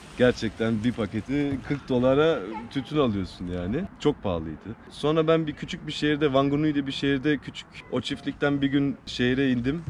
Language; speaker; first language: Turkish; early bilingual, heritage; Turkish